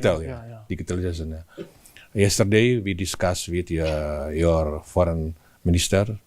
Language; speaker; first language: English; non-native, learner; Indonesian